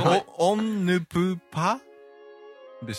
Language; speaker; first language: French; non-native, learner; Japanese